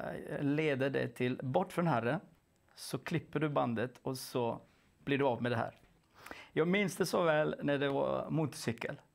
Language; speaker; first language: Swedish; non-native, fluent; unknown